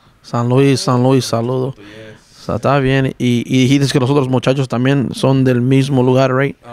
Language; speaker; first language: Spanish; native; Spanish